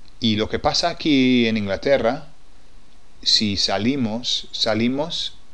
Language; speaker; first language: Spanish; non-native, fluent; English